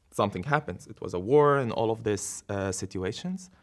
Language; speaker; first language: English; non-native, fluent; Arabic